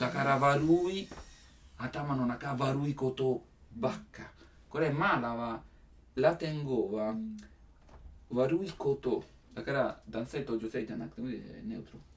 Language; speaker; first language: Japanese; non-native, learner; Italian